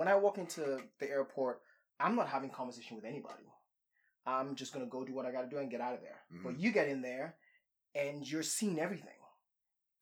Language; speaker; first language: English; non-native, local second language; Yoruba